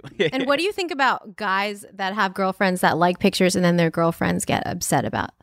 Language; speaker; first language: English; native; English